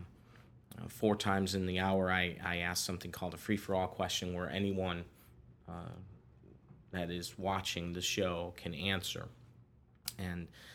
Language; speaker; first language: English; native; English